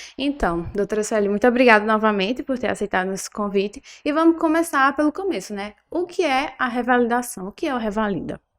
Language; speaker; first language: Portuguese; native; Portuguese